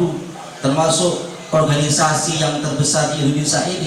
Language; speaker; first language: Indonesian; native; Indonesian